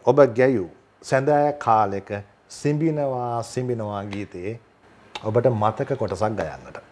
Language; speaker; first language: Sinhala; native; Sinhala